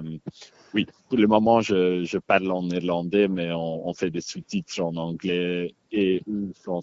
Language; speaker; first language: French; non-native, local second language; Dutch